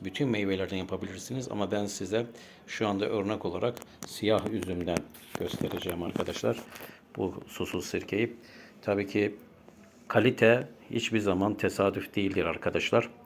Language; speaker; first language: Turkish; native; Turkish